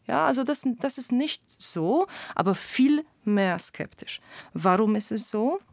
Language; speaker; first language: German; non-native, fluent; Polish